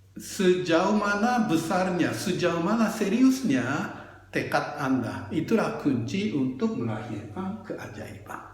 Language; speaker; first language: Indonesian; non-native, fluent; Japanese